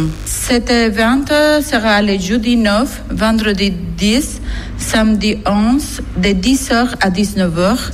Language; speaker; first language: French; non-native, learner; Spanish